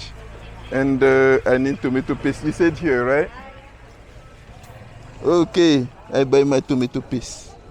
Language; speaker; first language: English; non-native, learner; French